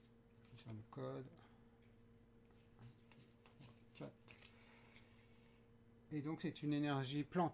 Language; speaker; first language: French; native; French